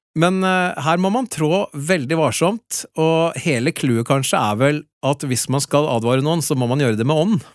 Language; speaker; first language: Norwegian; native; Norwegian